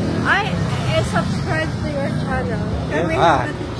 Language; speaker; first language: English; non-native, learner; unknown